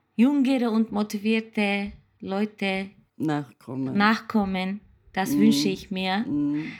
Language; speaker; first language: German; non-native, learner; Turkish